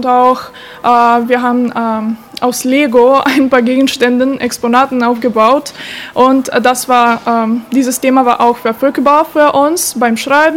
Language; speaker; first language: German; non-native, fluent; Macedonian